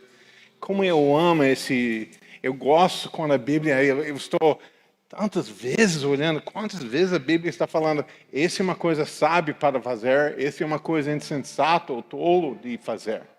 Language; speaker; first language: Portuguese; non-native, fluent; English